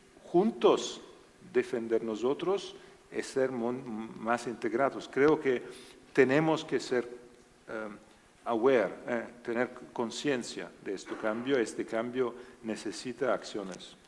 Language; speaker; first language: Spanish; non-native, learner; Italian